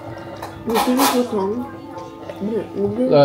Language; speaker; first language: Chinese; non-native, learner; Indonesian